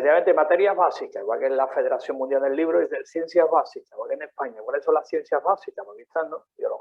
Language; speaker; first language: Spanish; native; Spanish